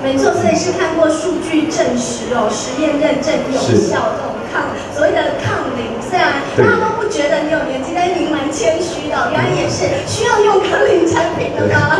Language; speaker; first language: Chinese; native; Chinese